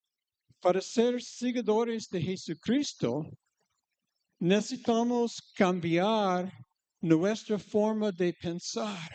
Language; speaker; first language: Spanish; non-native, fluent; English